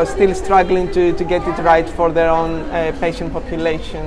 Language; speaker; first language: English; non-native, fluent; Greek